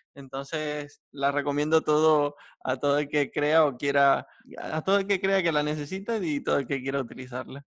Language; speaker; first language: Spanish; native; Spanish